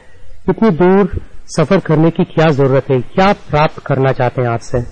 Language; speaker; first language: Hindi; native; Hindi